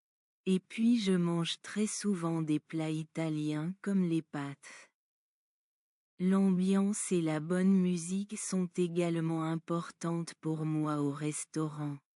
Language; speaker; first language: French; non-native, learner; Bangla